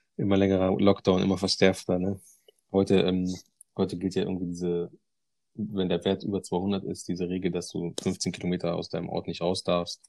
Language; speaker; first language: German; early bilingual, other home language; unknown